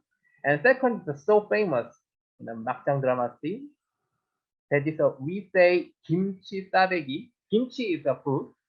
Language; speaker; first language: English; non-native, learner; Korean